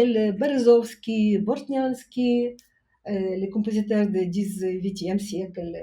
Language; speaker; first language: French; non-native, fluent; Ukrainian